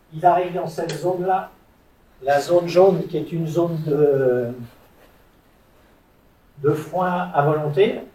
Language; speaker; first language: French; native; French